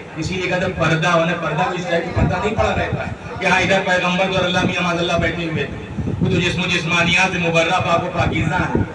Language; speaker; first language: Urdu; native; Urdu